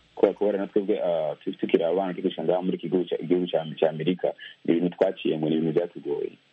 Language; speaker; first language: Rundi; early bilingual, heritage; Rundi